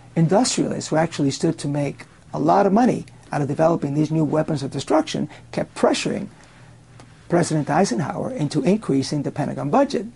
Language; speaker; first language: English; non-native, fluent; Spanish